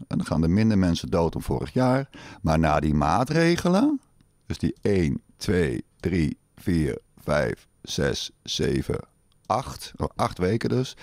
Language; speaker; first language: Dutch; native; Dutch